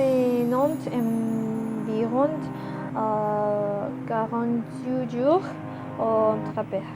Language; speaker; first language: French; non-native, learner; Spanish